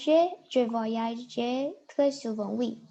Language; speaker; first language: French; non-native, learner; Chinese